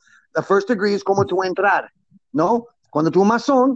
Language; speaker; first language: Spanish; non-native, learner; English